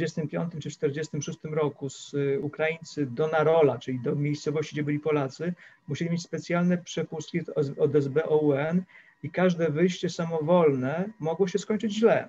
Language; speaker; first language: Polish; native; Polish